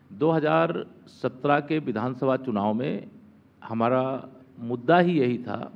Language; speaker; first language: Hindi; native; Hindi